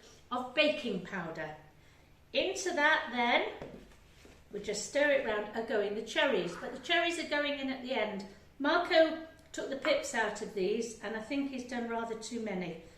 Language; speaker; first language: English; native; English